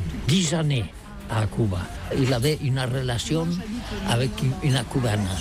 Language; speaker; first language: French; non-native, learner; Catalan